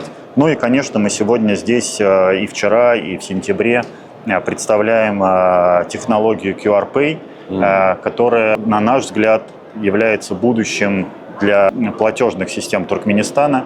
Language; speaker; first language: Russian; native; Russian